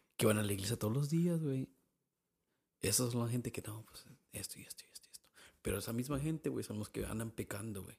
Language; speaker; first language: Spanish; early bilingual, heritage; Spanish